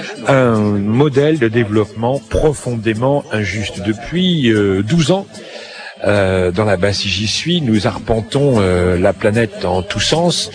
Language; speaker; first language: French; native; French